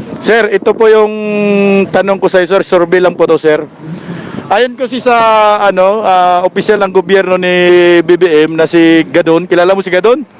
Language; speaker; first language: Filipino; native; Filipino